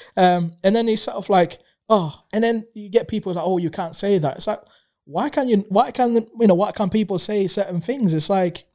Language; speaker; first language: English; non-native, local second language; Swahili